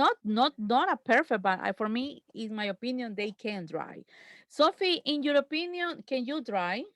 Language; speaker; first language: English; non-native, fluent; Spanish